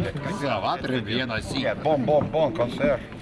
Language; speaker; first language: French; non-native, learner; Russian